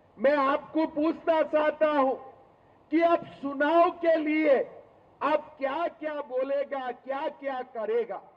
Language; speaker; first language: Hindi; non-native, local second language; Assamese